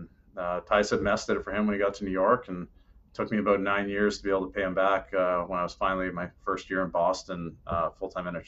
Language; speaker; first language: English; native; English